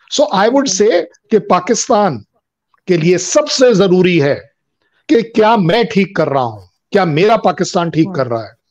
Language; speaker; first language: Hindi; native; Hindi